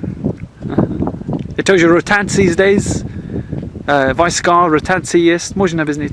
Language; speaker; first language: Russian; non-native, learner; English